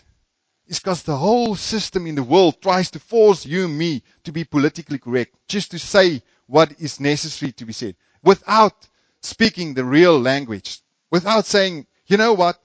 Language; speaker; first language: English; non-native, local second language; Afrikaans